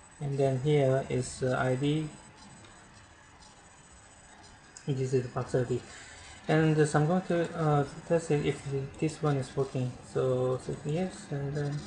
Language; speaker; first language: English; non-native, learner; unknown